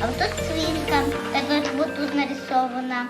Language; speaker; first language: Russian; native; Russian